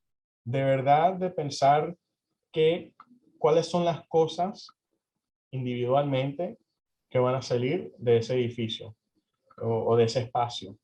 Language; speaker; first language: Spanish; early bilingual, heritage; Spanish